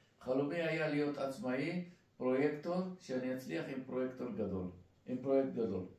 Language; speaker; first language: Hebrew; early bilingual, other home language; Persian